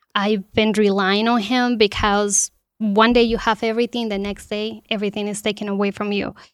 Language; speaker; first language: English; non-native, fluent; Spanish